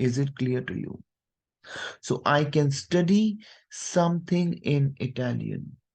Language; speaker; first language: English; non-native, local second language; Hindi